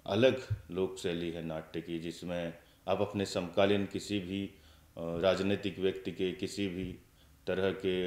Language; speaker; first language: Hindi; native; Hindi